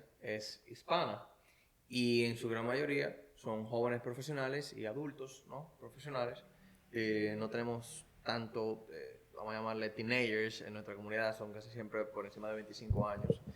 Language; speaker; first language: Spanish; native; Spanish